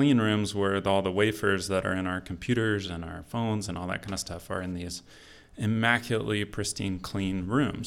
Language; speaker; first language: English; native; English